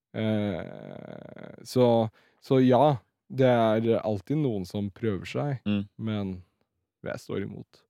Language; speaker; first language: Norwegian; early bilingual, other home language; Riffian